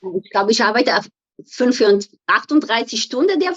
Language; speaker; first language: German; non-native, fluent; Portuguese